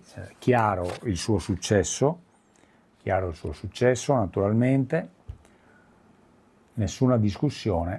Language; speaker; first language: Italian; native; Italian